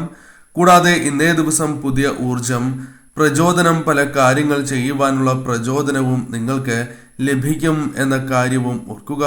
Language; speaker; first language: Malayalam; native; Malayalam